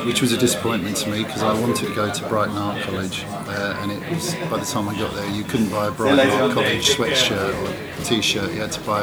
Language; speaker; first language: English; native; English